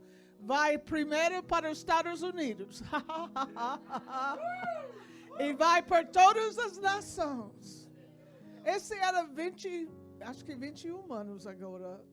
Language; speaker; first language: Portuguese; non-native, fluent; English